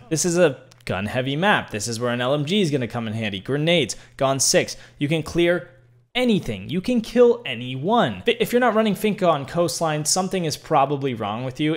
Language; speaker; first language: English; native; English